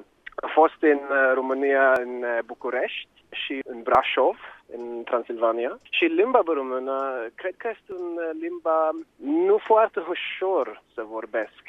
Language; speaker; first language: Romanian; non-native, learner; Swedish